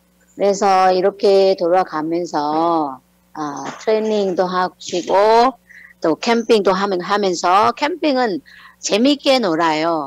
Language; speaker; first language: Korean; non-native, learner; Thai